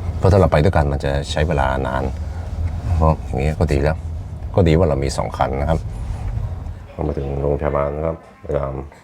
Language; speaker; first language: Thai; non-native, fluent; Norwegian